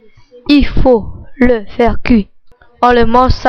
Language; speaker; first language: French; non-native, local second language; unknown